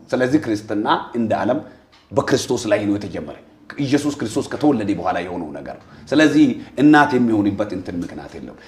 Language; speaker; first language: Amharic; non-native, local second language; Oromo